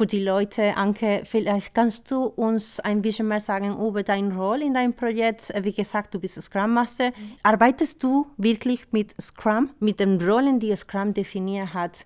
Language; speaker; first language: German; non-native, fluent; Spanish